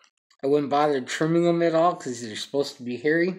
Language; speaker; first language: English; native; English